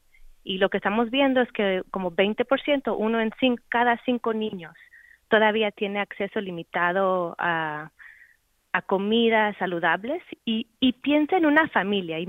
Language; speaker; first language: Spanish; native; Spanish